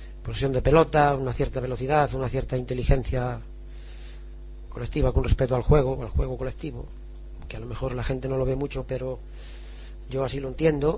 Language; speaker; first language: Spanish; native; Spanish